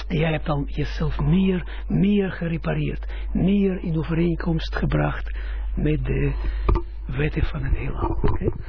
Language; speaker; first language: Dutch; non-native, fluent; Russian